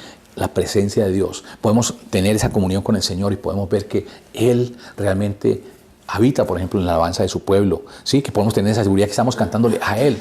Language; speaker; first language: Spanish; native; Spanish